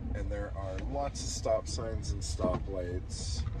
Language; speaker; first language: English; native; English